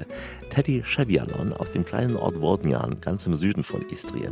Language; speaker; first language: German; native; German